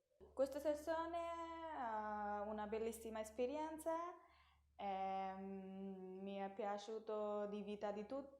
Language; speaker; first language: Italian; non-native, learner; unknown